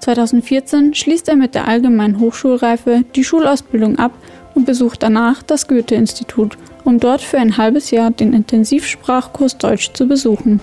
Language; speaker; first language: German; native; German